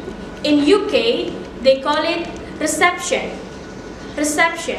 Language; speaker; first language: English; non-native, fluent; Indonesian